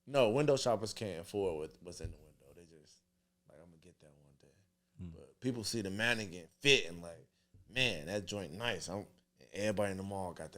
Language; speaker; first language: English; native; English